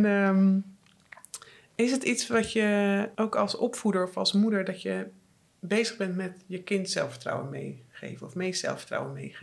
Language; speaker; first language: Dutch; native; Dutch